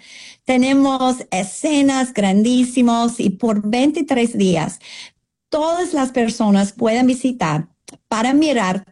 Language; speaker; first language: Spanish; non-native, fluent; English